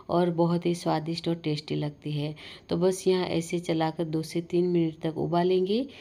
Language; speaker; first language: Hindi; non-native, local second language; Gujarati